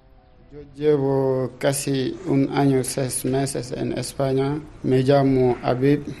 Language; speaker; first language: Spanish; non-native, learner; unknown